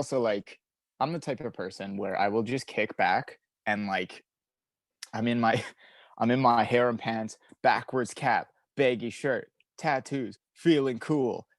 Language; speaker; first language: English; native; English